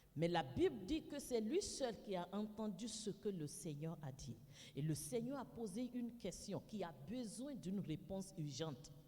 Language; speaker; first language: French; non-native, fluent; Yoruba